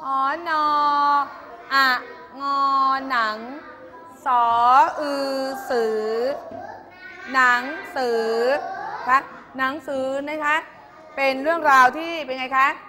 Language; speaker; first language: Thai; native; Thai